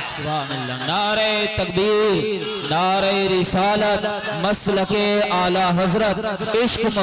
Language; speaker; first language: Hindi; native; Hindi